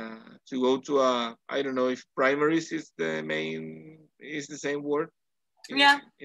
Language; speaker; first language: English; non-native, fluent; Spanish